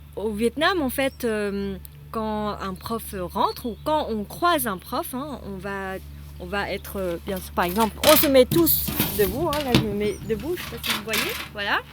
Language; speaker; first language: French; non-native, fluent; Vietnamese